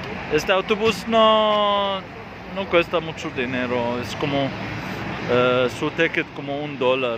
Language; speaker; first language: Spanish; non-native, fluent; Arabic